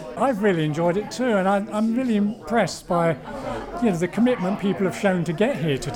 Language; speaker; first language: English; native; English